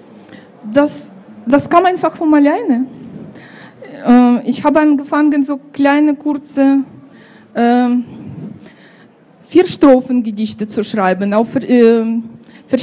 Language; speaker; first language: German; non-native, fluent; Russian